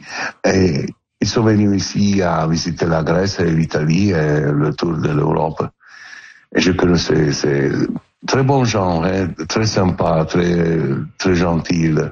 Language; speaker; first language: French; non-native, learner; Italian